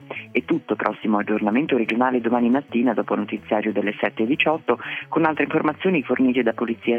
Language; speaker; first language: Italian; native; Italian